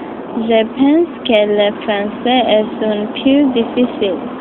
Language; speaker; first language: French; non-native, learner; English